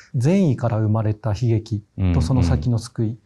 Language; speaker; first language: Japanese; native; Japanese